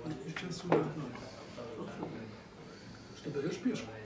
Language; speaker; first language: Russian; non-native, learner; Serbian